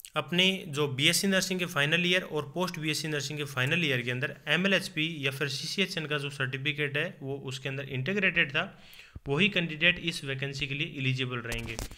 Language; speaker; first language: Hindi; native; Hindi